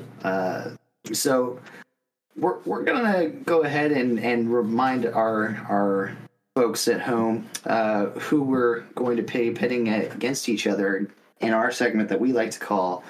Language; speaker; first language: English; native; English